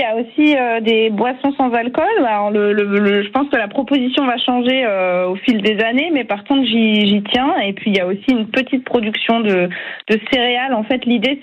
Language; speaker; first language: French; native; French